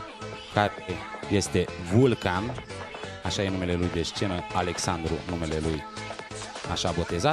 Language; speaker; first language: Romanian; native; Romanian